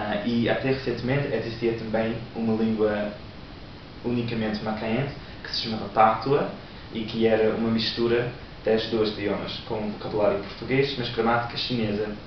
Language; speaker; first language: Portuguese; non-native, learner; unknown